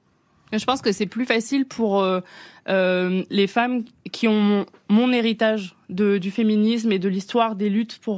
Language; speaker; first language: French; native; French